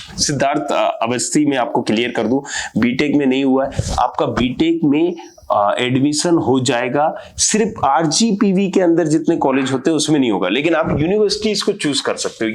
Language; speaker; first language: Hindi; native; Hindi